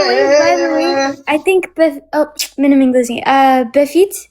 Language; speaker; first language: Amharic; non-native, learner; English